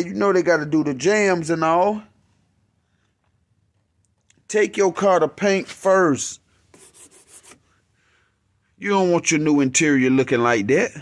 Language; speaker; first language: English; native; English